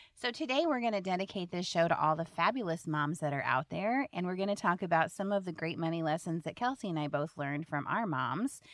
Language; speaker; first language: English; native; English